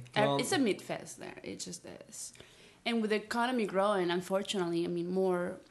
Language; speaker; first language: English; non-native, fluent; Spanish